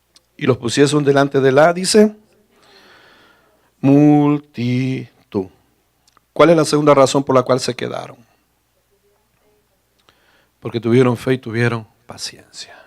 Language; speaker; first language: Spanish; native; Spanish